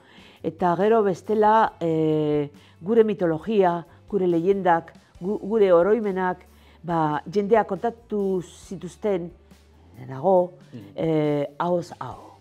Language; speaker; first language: Basque; non-native, local second language; Spanish